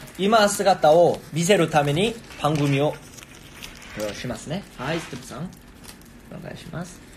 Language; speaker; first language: Japanese; non-native, learner; Korean